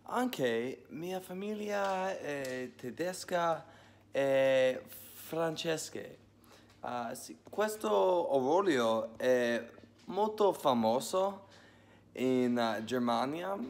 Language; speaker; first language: Italian; early bilingual, heritage; English